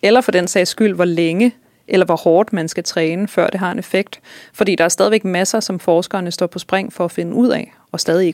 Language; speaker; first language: Danish; native; Danish